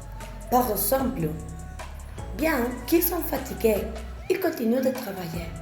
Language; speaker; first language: French; non-native, learner; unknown